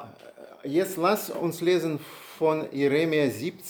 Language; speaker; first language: German; non-native, learner; Russian